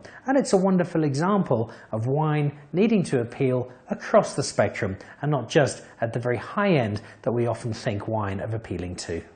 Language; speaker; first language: English; native; English